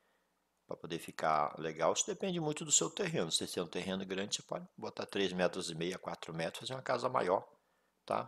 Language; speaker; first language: Portuguese; native; Portuguese